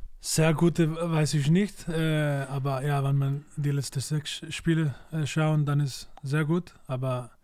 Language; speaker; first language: German; non-native, learner; Bosnian